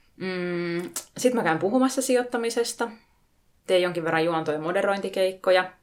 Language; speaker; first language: Finnish; non-native, local second language; Tatar